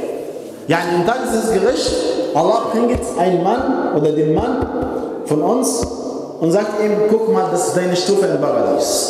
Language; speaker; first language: German; non-native, fluent; Arabic